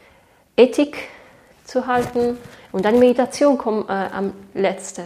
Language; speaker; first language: German; non-native, fluent; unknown